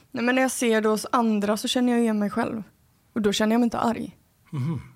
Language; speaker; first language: Swedish; native; Swedish